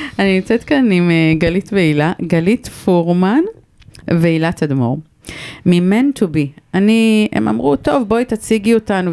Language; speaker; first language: Hebrew; native; Hebrew